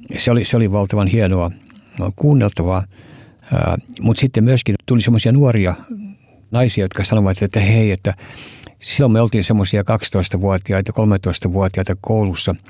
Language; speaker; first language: Finnish; non-native, fluent; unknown